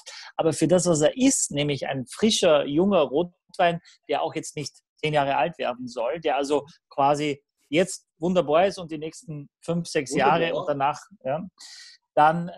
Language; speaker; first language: German; native; German